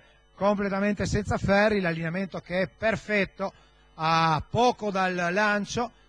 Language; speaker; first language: Italian; native; Italian